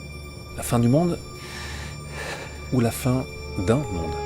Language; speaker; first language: French; native; French